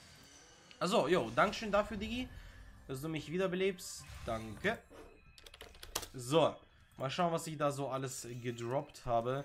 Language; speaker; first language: German; native; German